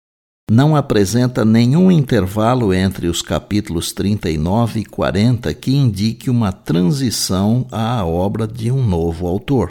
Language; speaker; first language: Portuguese; native; Portuguese